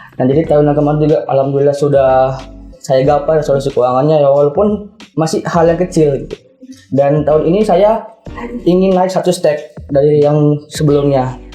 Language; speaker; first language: Indonesian; native; Indonesian